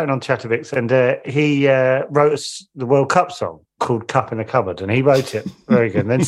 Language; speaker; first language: English; native; English